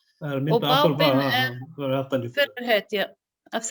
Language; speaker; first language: Icelandic; non-native, learner; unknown